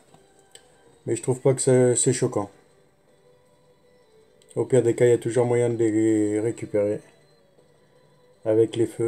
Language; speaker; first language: French; native; French